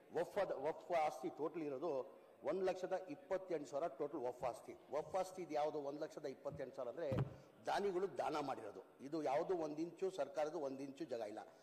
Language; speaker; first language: Kannada; non-native, local second language; Urdu